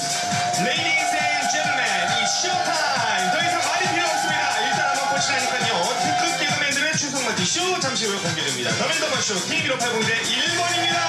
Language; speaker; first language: Korean; native; Korean